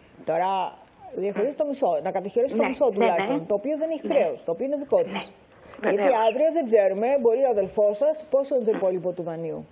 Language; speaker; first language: Greek; native; Greek